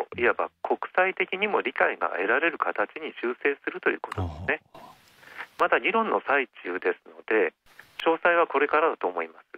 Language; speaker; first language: Japanese; native; Japanese